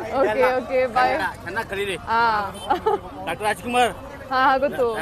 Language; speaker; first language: Kannada; non-native, learner; German